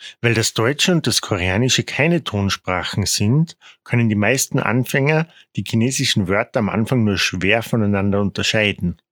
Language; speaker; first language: German; non-native, fluent; Korean